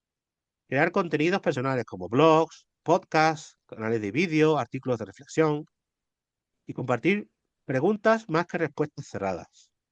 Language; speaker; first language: Spanish; native; Spanish